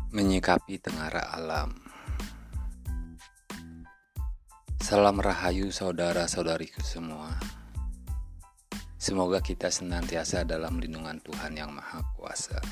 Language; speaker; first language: Indonesian; native; Indonesian